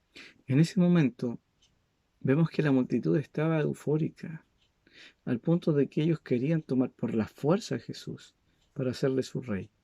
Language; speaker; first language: Spanish; native; Spanish